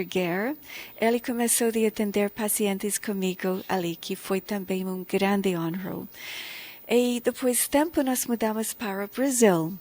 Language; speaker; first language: Portuguese; non-native, fluent; English